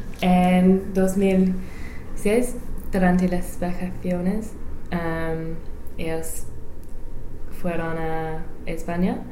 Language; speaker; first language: Spanish; non-native, learner; English